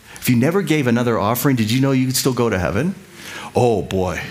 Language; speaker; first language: English; native; English